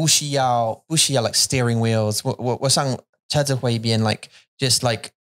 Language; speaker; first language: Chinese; non-native, learner; English